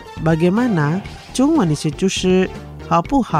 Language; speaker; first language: Chinese; non-native, fluent; Indonesian